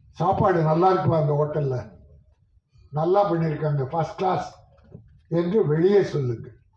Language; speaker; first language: Tamil; native; Tamil